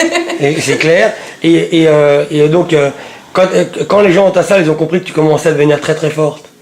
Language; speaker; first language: French; native; French